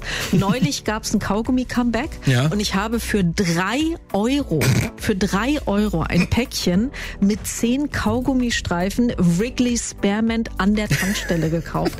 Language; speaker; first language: German; native; German